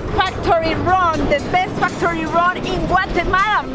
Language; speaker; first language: English; non-native, learner; Spanish